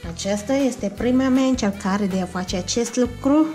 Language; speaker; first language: Romanian; non-native, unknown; Filipino